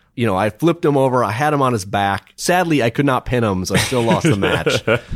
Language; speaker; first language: English; native; English